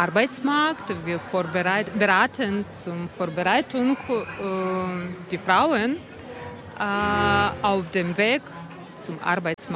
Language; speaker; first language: German; non-native, learner; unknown